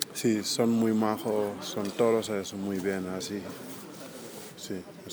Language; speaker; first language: Spanish; non-native, learner; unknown